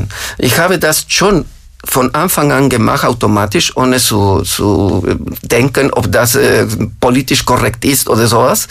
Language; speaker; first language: German; non-native, fluent; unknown